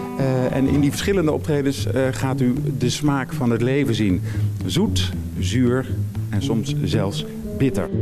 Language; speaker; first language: Dutch; native; Dutch